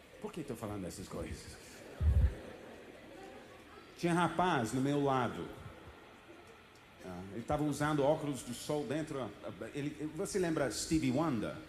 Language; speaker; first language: Portuguese; non-native, fluent; English